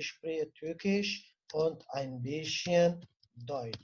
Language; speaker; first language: German; non-native, fluent; Turkish